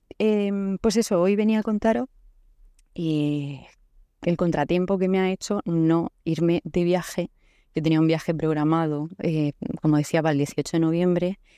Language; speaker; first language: Spanish; native; Spanish